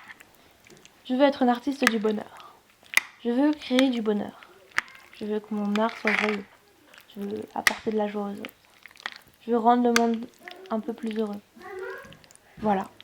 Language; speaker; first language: French; native; French